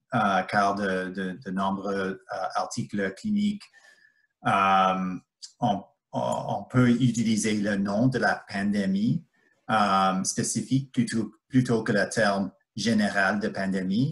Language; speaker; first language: French; non-native, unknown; English